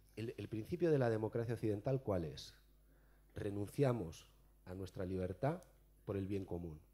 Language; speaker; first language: Spanish; native; Spanish